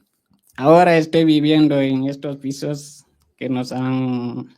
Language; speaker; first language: Spanish; non-native, fluent; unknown